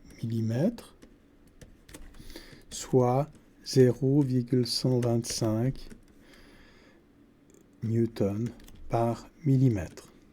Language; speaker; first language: French; native; French